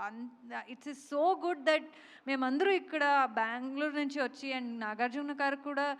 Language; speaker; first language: Telugu; non-native, local second language; Kannada